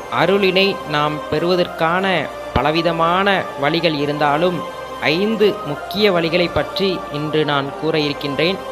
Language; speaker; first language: Tamil; native; Tamil